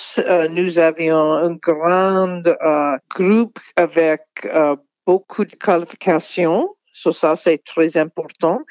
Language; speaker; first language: French; non-native, fluent; English